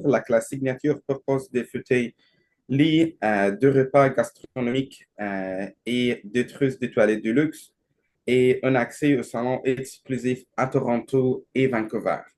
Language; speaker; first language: French; non-native, learner; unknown